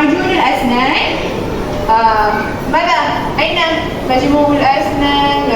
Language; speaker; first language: Arabic; non-native, learner; Malay